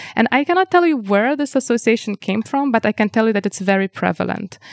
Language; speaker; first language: English; non-native, fluent; Lithuanian